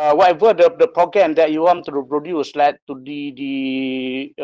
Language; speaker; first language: English; non-native, local second language; Malay